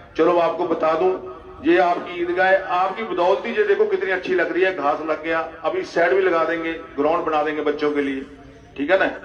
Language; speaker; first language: Urdu; non-native, local second language; Punjabi